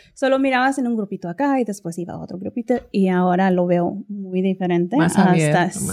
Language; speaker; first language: Spanish; early bilingual, heritage; Spanish